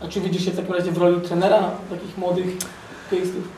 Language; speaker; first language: Polish; native; Polish